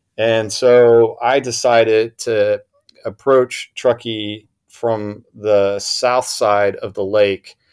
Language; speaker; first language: English; native; English